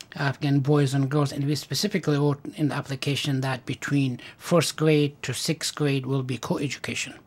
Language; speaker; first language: English; non-native, fluent; Pashto